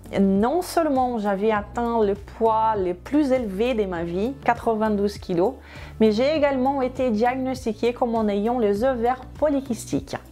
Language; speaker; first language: French; non-native, fluent; Portuguese